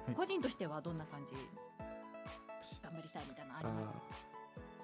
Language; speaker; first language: Japanese; native; Japanese